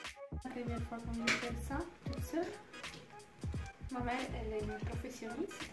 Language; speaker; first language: French; non-native, learner; Romanian